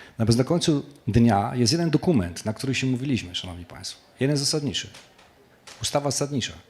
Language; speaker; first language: Polish; native; Polish